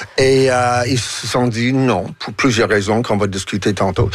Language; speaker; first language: French; non-native, fluent; English